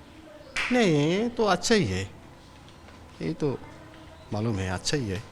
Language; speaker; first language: Hindi; non-native, learner; Bangla